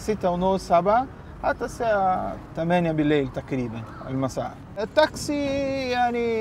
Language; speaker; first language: Arabic; non-native, learner; Portuguese